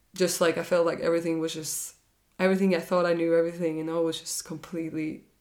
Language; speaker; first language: English; non-native, fluent; Norwegian